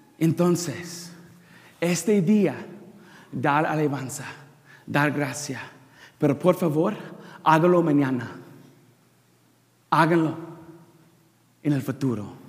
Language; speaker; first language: Spanish; non-native, learner; English